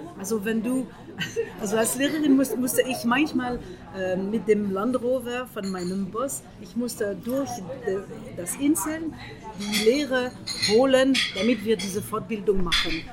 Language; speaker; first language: German; non-native, fluent; French